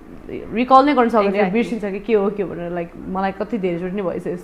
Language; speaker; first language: Nepali; native; Nepali